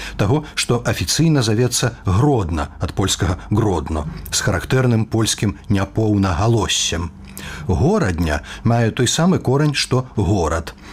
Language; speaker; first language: Belarusian; native; Belarusian